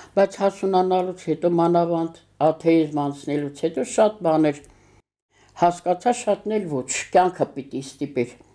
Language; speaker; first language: Armenian; native; Armenian